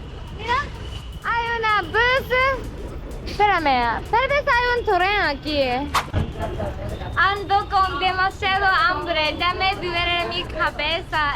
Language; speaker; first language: Spanish; non-native, learner; Japanese